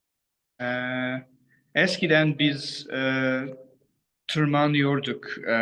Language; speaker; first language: Turkish; non-native, learner; English